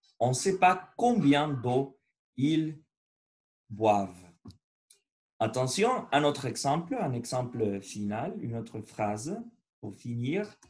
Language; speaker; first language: French; non-native, learner; Spanish